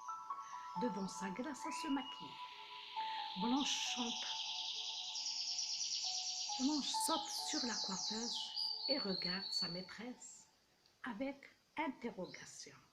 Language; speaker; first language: French; non-native, local second language; Arabic